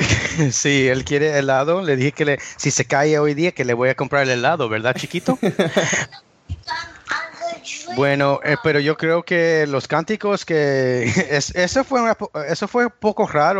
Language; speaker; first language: Spanish; early bilingual, heritage; English